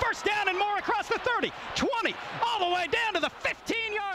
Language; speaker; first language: English; native; English